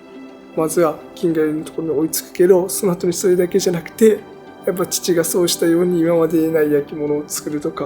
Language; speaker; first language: Japanese; native; Japanese